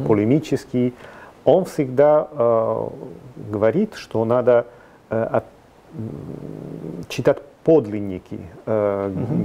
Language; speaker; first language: Russian; non-native, fluent; Italian